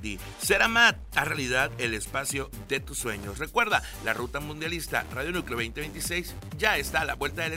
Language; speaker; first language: Spanish; native; Spanish